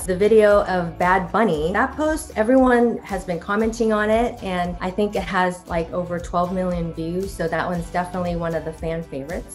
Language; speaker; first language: English; native; English